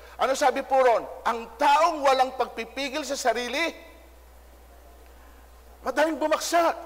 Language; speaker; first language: Filipino; native; Filipino